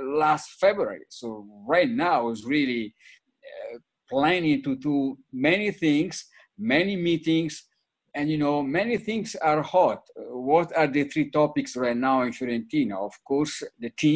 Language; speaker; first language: English; non-native, fluent; Italian